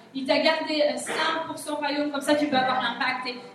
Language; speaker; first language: French; native; French